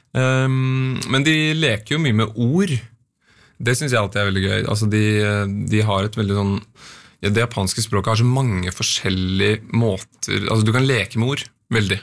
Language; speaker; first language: Norwegian; native; Norwegian